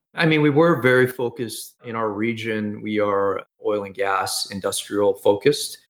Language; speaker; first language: English; native; English